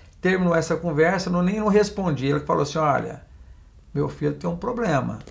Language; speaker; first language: Portuguese; native; Portuguese